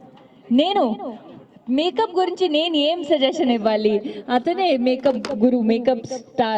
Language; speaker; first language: Telugu; non-native, fluent; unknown